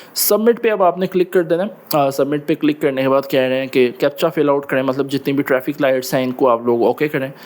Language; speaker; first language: Urdu; non-native, local second language; Punjabi